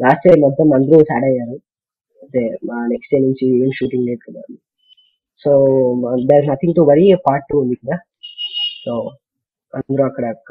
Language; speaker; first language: Telugu; non-native, learner; Kannada